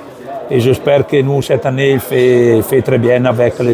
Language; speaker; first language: French; non-native, learner; Italian